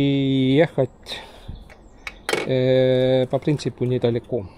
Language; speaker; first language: Russian; non-native, learner; Estonian